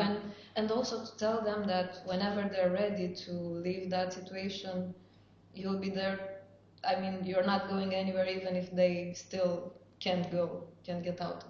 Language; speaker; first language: English; non-native, fluent; Romanian